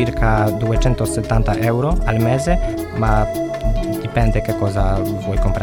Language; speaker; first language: Italian; non-native, fluent; Polish